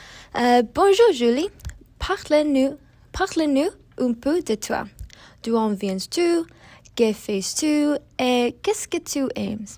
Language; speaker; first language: French; non-native, learner; English